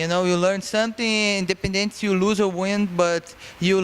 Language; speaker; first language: English; non-native, learner; Portuguese